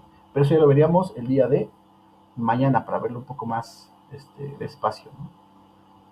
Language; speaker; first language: Spanish; native; Spanish